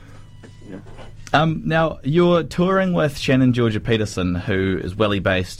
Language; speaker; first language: English; native; English